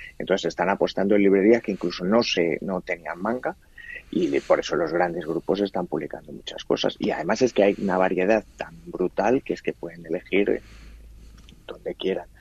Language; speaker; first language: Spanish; native; Spanish